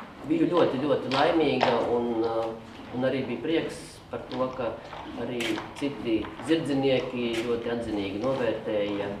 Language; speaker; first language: Latvian; native; Latvian